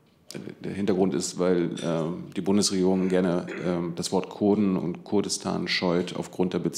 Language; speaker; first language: German; native; German